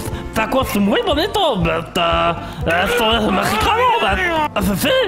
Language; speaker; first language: Spanish; non-native, learner; French